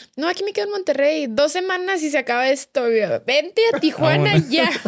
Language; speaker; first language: Spanish; native; Spanish